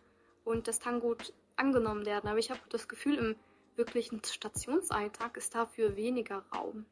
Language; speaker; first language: German; early bilingual, other home language; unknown